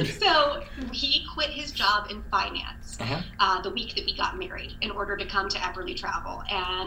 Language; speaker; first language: English; native; English